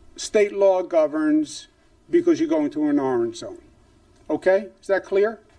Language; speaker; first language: English; native; English